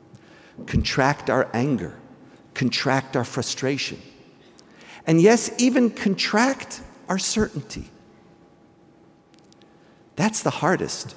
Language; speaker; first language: English; native; English